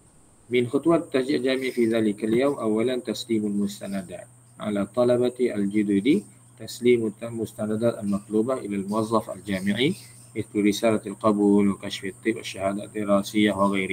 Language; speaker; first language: Arabic; non-native, fluent; Malay